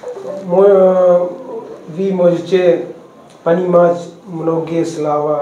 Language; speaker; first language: Russian; non-native, learner; Hindi